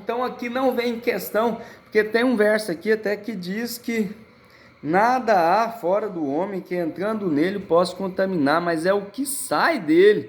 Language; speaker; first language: Portuguese; native; Portuguese